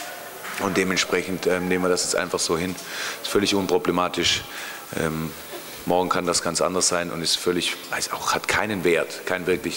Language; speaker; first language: German; native; German